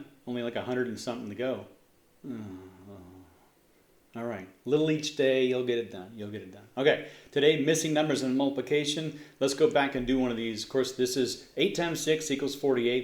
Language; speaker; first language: English; native; English